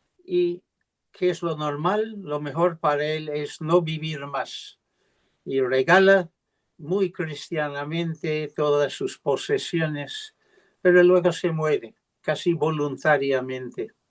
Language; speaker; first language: Spanish; non-native, fluent; English